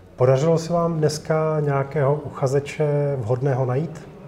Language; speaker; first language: Czech; early bilingual, other home language; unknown